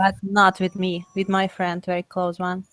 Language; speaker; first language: English; non-native, learner; Russian